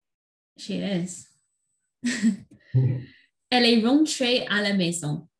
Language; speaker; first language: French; non-native, fluent; English